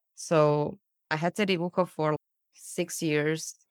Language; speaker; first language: English; early bilingual, other home language; Portuguese